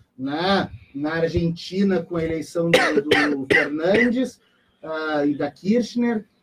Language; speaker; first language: Portuguese; native; Portuguese